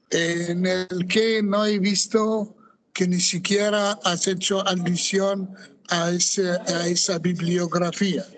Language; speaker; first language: Spanish; non-native, fluent; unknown